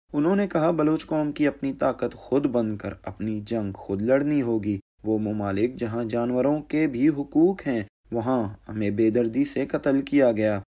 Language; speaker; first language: Urdu; non-native, local second language; Baluchi